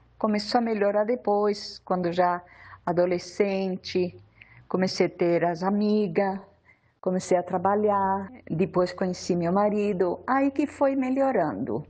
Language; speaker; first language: Portuguese; early bilingual, other home language; Spanish